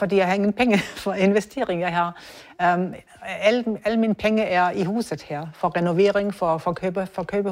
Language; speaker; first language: Danish; non-native, learner; German